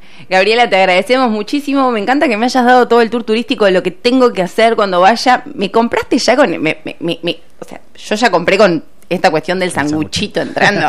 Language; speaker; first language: Spanish; native; Spanish